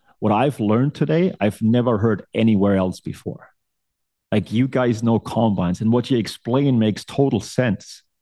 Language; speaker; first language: English; non-native, fluent; German